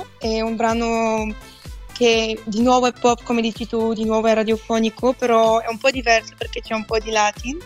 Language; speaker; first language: Italian; non-native, fluent; Bulgarian